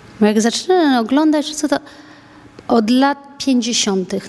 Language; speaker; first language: Polish; early bilingual, heritage; French